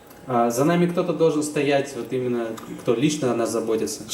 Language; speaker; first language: Russian; native; Russian